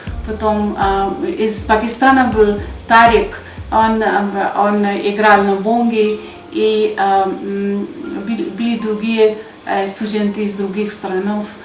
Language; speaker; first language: Russian; non-native, fluent; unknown